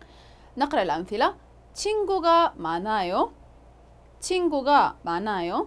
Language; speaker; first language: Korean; non-native, fluent; Arabic